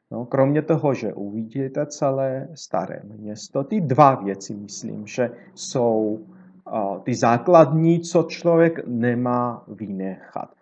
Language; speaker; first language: Czech; non-native, fluent; Georgian